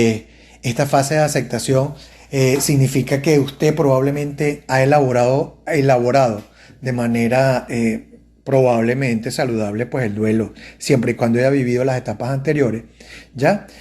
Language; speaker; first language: Spanish; native; Spanish